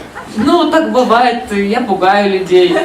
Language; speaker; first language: Russian; native; Russian